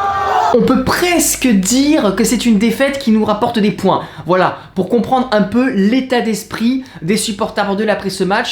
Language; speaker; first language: French; native; French